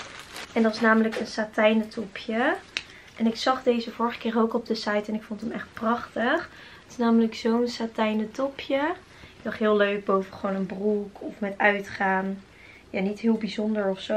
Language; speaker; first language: Dutch; native; Dutch